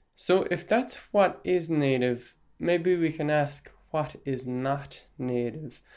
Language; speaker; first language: English; non-native, local second language; Irish